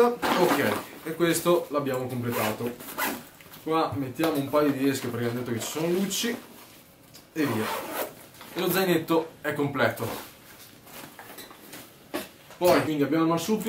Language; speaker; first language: Italian; native; Italian